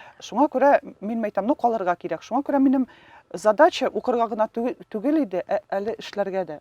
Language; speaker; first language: Tatar; non-native, local second language; Russian